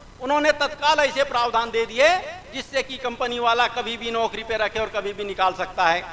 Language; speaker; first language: Hindi; native; Hindi